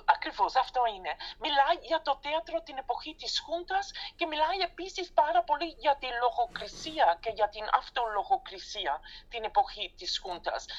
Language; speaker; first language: Greek; non-native, fluent; Dutch